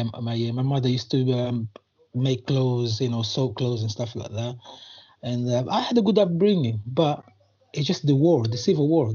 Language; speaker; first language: English; non-native, fluent; Portuguese